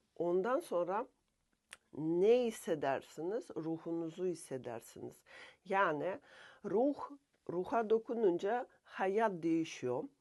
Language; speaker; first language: Turkish; non-native, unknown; Russian